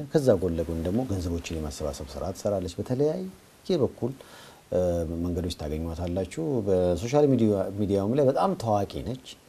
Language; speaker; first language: Amharic; native; Amharic